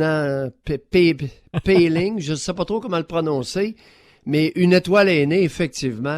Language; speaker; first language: French; native; French